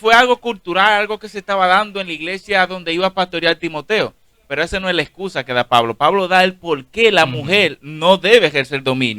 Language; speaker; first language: Spanish; native; Spanish